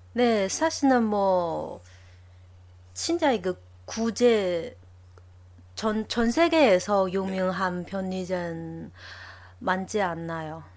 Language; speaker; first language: Korean; non-native, fluent; Chinese